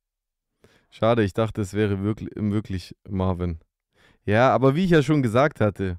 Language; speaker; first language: German; native; German